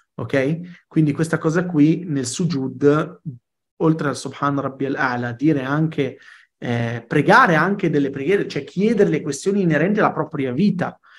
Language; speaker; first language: Italian; early bilingual, other home language; Arabic